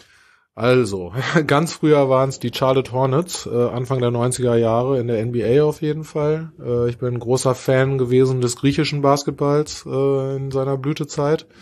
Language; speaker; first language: German; native; German